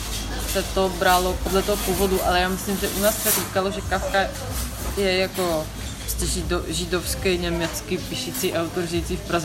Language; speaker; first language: Czech; early bilingual, heritage; Czech